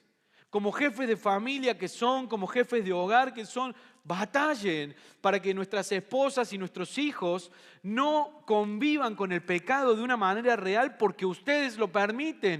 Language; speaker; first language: Spanish; native; Spanish